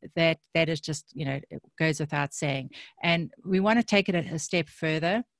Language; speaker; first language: English; native; English